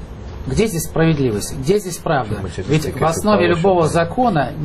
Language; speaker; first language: Russian; native; Russian